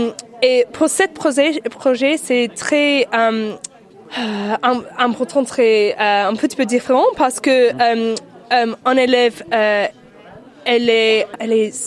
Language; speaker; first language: French; non-native, learner; English